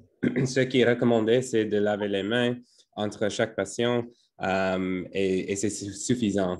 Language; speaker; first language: French; non-native, fluent; English